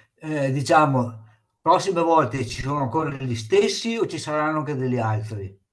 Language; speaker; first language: Italian; native; Italian